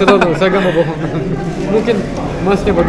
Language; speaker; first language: Indonesian; non-native, fluent; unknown